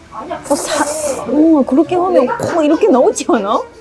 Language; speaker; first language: Korean; non-native, fluent; Japanese